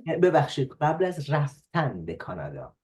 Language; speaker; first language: Persian; native; Persian